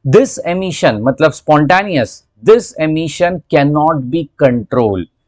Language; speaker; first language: Hindi; native; Hindi